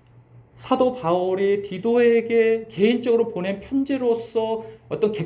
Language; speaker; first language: Korean; native; Korean